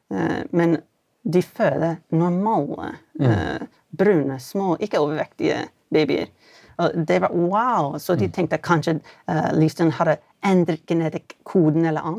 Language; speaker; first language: Swedish; non-native, fluent; English